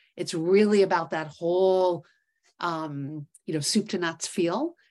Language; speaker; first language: English; native; English